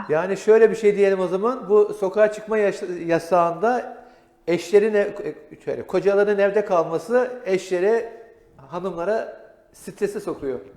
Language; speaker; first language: Turkish; native; Turkish